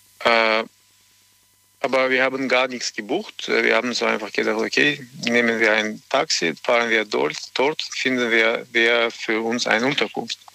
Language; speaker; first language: German; non-native, learner; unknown